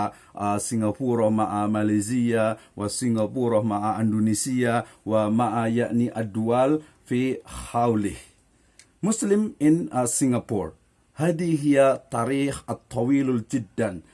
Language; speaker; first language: Arabic; non-native, fluent; Indonesian